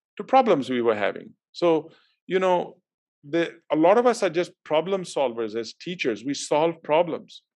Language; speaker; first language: English; non-native, local second language; Urdu